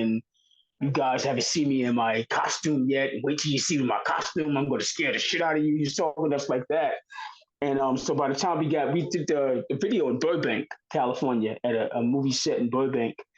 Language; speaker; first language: English; native; English